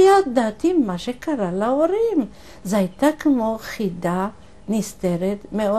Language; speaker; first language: Hebrew; non-native, fluent; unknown